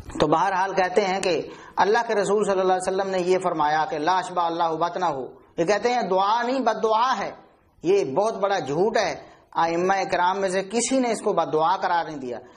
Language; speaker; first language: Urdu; non-native, local second language; Punjabi